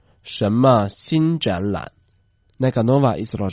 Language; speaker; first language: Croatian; non-native, fluent; Chinese